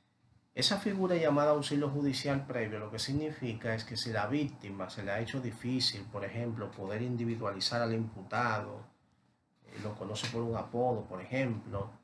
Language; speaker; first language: Spanish; native; Spanish